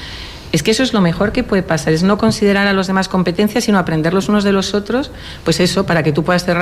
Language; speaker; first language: Spanish; native; Spanish